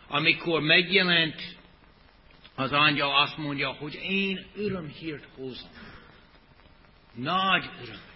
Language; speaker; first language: Hungarian; non-native, fluent; English